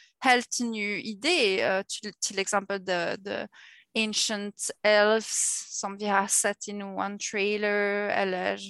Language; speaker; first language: Swedish; non-native, fluent; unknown